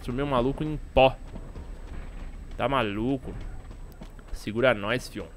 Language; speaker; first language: Portuguese; native; Portuguese